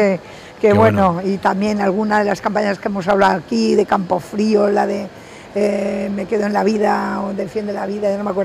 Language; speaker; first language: Spanish; native; Spanish